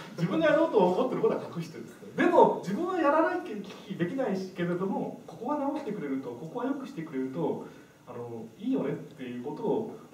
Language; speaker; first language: Japanese; native; Japanese